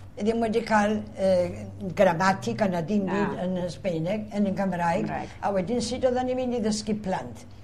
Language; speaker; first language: Welsh; early bilingual, heritage; Welsh